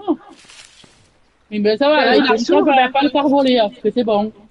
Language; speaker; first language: French; native; French